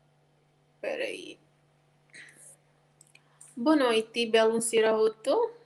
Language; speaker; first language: Portuguese; non-native, local second language; Tetum